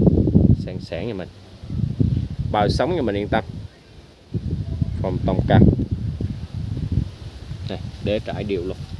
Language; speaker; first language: Vietnamese; native; Vietnamese